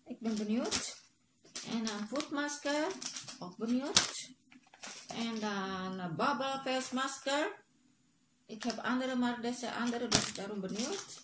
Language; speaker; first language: Dutch; non-native, learner; Indonesian